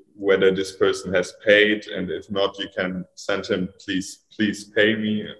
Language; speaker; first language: English; non-native, fluent; German